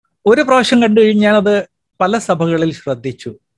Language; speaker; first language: Malayalam; native; Malayalam